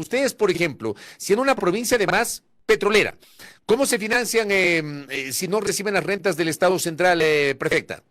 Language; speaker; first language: Spanish; native; Spanish